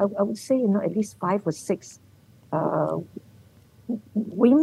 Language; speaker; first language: English; non-native, local second language; Min Nan Chinese